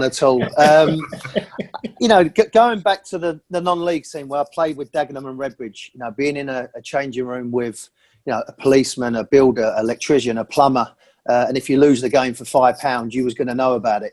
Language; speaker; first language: English; native; English